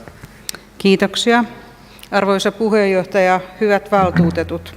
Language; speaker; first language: Finnish; native; Finnish